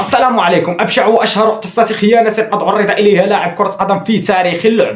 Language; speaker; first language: Arabic; native; Arabic